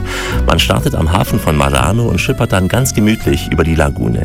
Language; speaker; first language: German; native; German